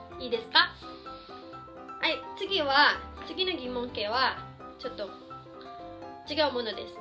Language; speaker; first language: Japanese; non-native, fluent; Filipino